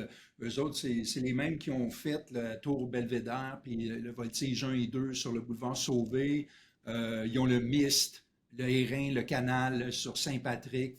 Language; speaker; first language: French; native; French